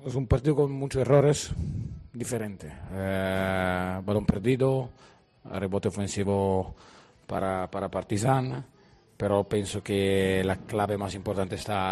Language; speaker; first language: Spanish; non-native, fluent; Italian